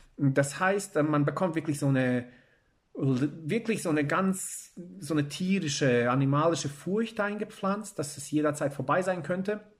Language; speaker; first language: German; early bilingual, other home language; Bosnian